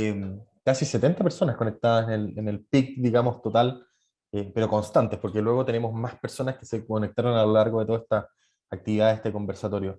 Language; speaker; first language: Spanish; native; Spanish